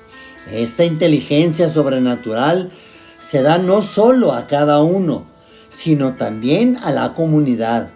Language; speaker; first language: Spanish; native; Spanish